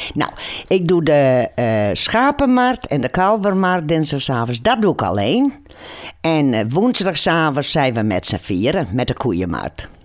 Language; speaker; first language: Dutch; non-native, local second language; Western Frisian